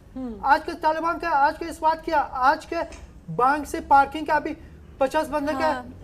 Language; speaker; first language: Hindi; non-native, learner; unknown